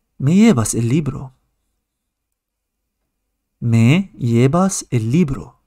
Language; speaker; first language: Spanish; non-native, fluent; Arabic